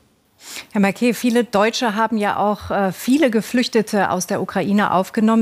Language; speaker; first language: German; native; German